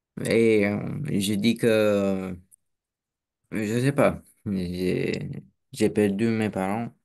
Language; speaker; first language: French; non-native, learner; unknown